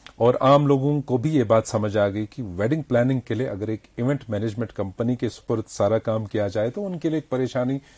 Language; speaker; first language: Hindi; non-native, local second language; Kashmiri